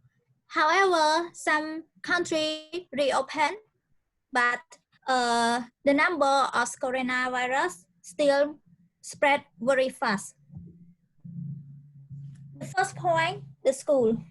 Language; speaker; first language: English; non-native, learner; Khmer